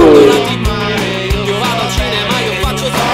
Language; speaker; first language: Italian; non-native, learner; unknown